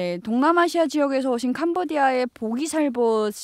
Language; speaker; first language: Korean; native; Korean